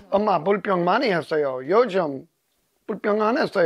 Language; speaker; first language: Korean; non-native, learner; English